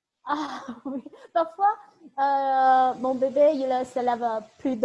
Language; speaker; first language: French; non-native, learner; Chinese